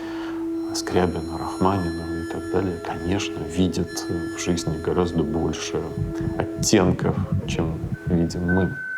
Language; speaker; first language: Russian; native; Russian